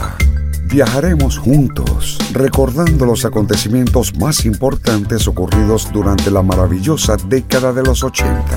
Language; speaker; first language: Spanish; native; Spanish